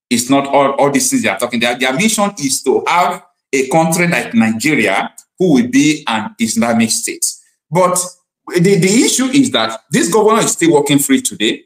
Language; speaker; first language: English; non-native, local second language; Igbo